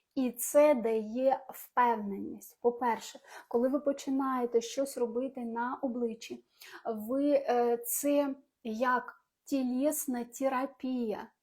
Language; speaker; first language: Ukrainian; non-native, local second language; Russian